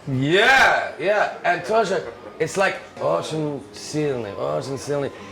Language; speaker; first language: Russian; non-native, learner; English